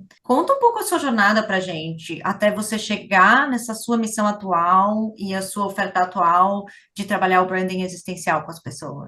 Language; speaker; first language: Portuguese; native; Portuguese